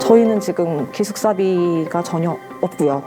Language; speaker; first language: Korean; native; Korean